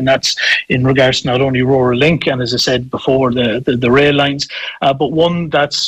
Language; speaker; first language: English; native; English